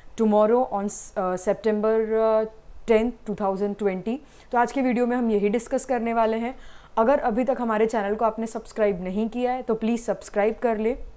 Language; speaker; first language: Hindi; non-native, local second language; Gujarati